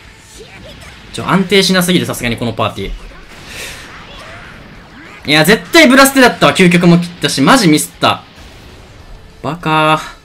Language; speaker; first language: Japanese; native; Japanese